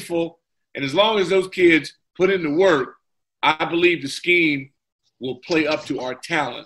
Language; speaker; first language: English; native; English